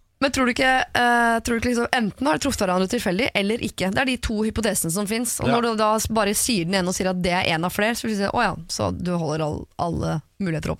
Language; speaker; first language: Norwegian; native; Norwegian